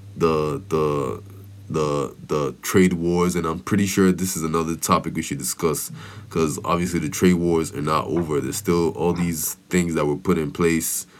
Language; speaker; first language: English; non-native, local second language; Yoruba